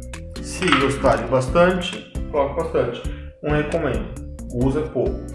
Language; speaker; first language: Portuguese; native; Portuguese